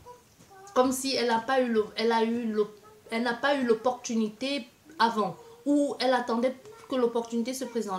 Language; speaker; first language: French; native; French